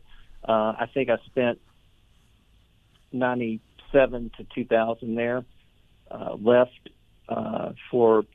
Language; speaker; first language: English; native; English